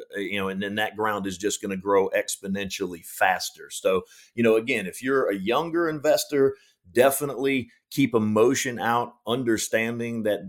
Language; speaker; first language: English; native; English